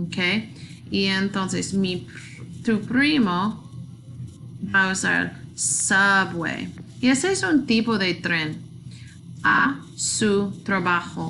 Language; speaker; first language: Spanish; non-native, learner; English